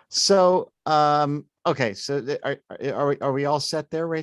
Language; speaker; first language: English; native; English